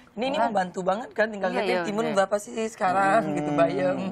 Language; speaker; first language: Indonesian; native; Indonesian